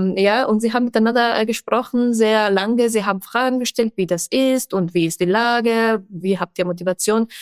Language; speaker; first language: German; non-native, fluent; Persian